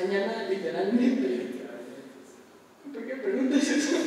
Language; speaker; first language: Spanish; native; Spanish